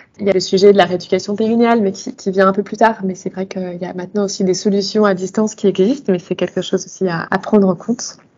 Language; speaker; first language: French; native; French